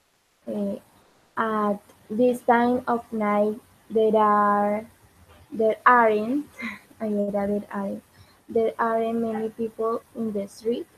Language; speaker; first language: English; non-native, learner; Spanish